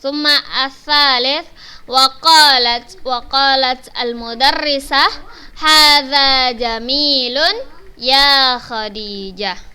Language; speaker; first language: Arabic; non-native, fluent; Indonesian